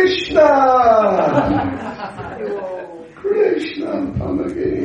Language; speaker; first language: Russian; non-native, learner; English